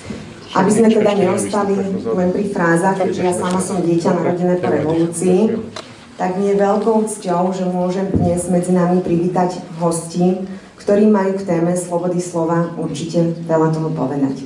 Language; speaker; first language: Slovak; native; Slovak